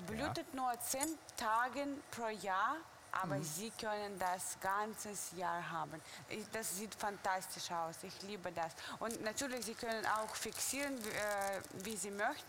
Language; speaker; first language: German; non-native, fluent; Russian